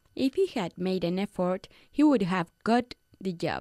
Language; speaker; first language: English; non-native, fluent; Spanish